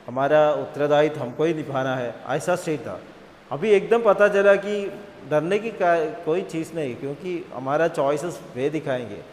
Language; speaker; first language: Hindi; non-native, local second language; Malayalam